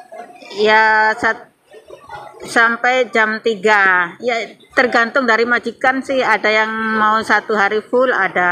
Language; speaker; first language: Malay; non-native, local second language; Javanese